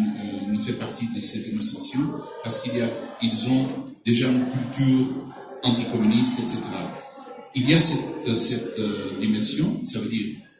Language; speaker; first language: French; non-native, fluent; Portuguese